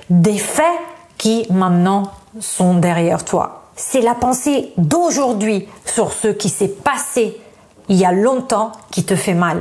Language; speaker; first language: French; non-native, fluent; Italian